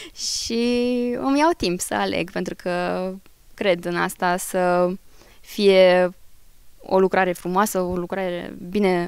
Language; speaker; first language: Romanian; early bilingual, heritage; Romanian